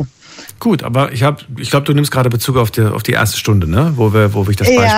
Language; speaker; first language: German; native; German